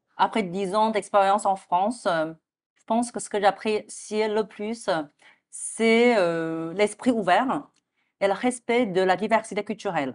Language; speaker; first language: French; non-native, fluent; Chinese